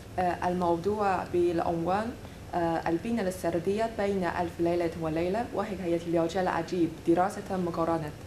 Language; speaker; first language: Arabic; non-native, learner; Chinese